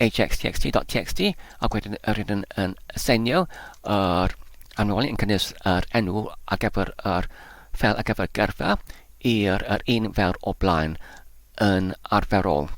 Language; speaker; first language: Welsh; non-native, learner; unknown